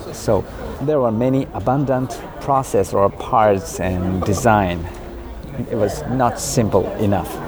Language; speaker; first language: English; non-native, fluent; Japanese